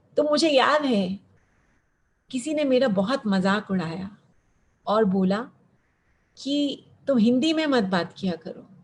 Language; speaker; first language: Hindi; early bilingual, heritage; Hindi